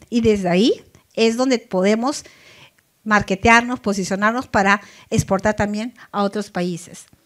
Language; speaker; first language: Spanish; native; Spanish